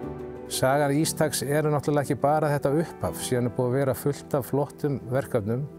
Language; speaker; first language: Icelandic; native; Icelandic